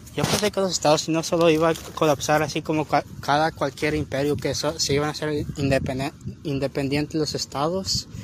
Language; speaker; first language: Spanish; early bilingual, heritage; Spanish